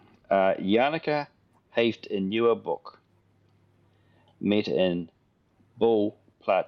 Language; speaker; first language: Dutch; non-native, learner; English